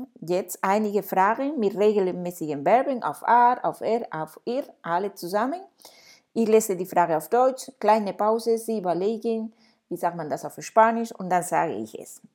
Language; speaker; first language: German; non-native, fluent; Spanish